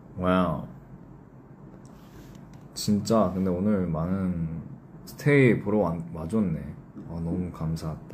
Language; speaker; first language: Korean; early bilingual, heritage; English